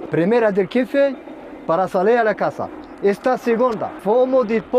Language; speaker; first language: Spanish; non-native, learner; Arabic